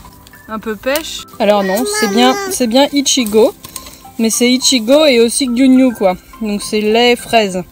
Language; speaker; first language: French; native; French